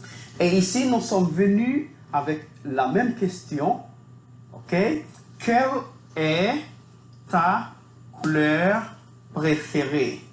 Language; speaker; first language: French; non-native, fluent; Spanish